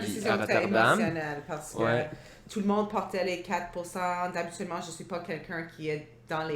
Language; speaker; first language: French; non-native, local second language; English